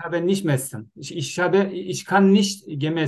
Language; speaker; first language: German; non-native, learner; Turkish